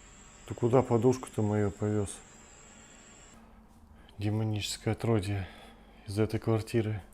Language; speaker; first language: Russian; native; Russian